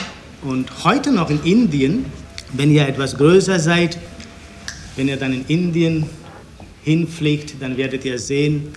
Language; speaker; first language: German; non-native, fluent; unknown